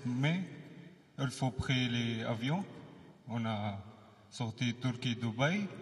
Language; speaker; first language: French; non-native, learner; Arabic